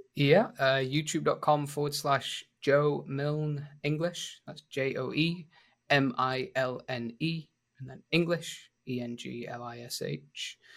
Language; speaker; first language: English; native; English